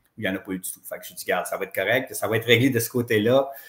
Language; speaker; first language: French; native; French